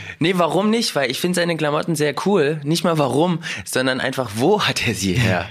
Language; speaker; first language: German; early bilingual, other home language; Russian